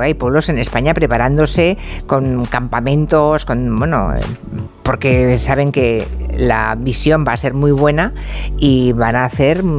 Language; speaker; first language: Spanish; native; Spanish